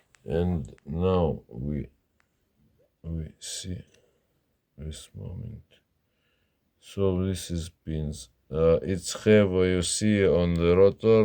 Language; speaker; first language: English; non-native, learner; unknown